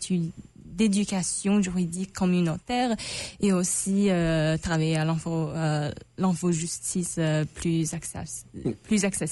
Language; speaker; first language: French; non-native, local second language; English